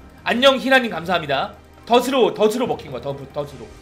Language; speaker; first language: Korean; native; Korean